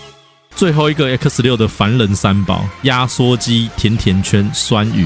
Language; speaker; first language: Chinese; native; Chinese